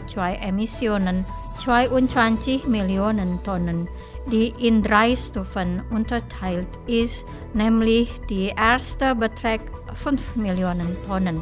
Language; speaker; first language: German; non-native, fluent; Indonesian